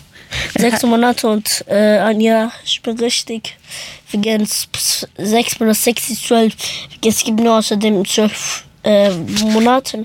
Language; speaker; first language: German; early bilingual, other home language; Persian